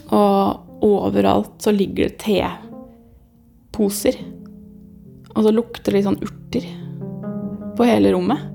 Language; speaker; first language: Norwegian; native; Norwegian